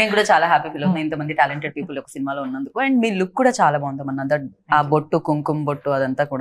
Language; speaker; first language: Telugu; native; Telugu